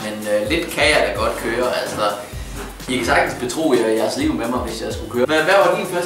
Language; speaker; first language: Danish; native; Danish